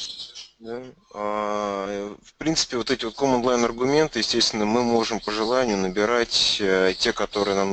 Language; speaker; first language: Russian; native; Russian